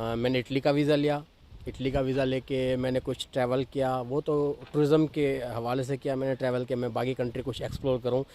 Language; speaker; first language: Urdu; non-native, local second language; Saraiki